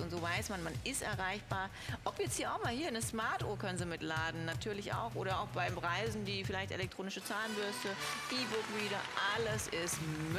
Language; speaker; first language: German; native; German